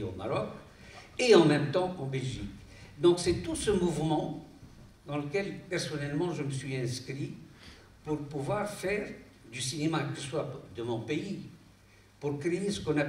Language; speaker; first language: French; non-native, local second language; Arabic